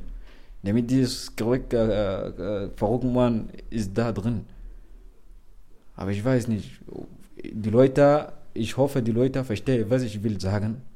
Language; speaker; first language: German; non-native, learner; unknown